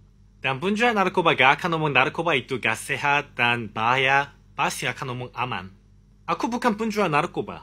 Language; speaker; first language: Indonesian; non-native, fluent; Korean